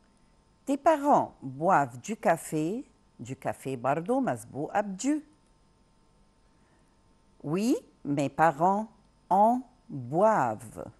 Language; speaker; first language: French; non-native, local second language; Arabic